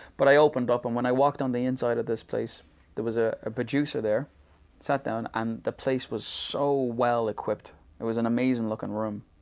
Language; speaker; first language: English; native; English